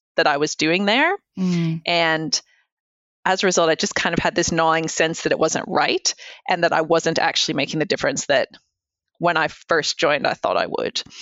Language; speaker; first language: English; native; English